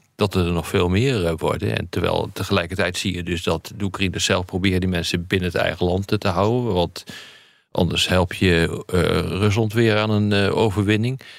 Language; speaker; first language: Dutch; native; Dutch